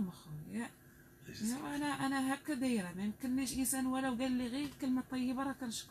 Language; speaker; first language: Arabic; native; Arabic